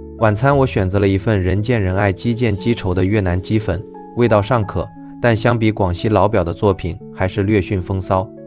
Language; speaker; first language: Chinese; native; Chinese